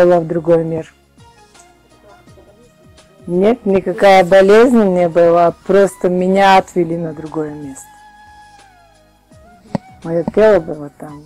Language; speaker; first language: Russian; non-native, learner; Bulgarian